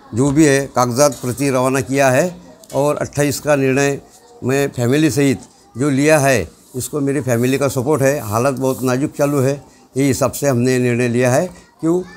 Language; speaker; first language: Hindi; non-native, local second language; Urdu